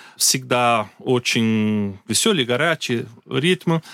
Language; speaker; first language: Russian; non-native, learner; Portuguese